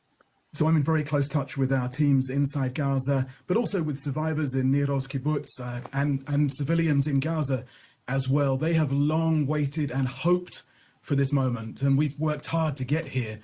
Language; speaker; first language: English; native; English